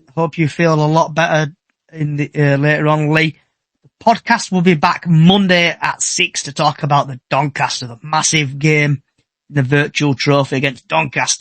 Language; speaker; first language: English; native; English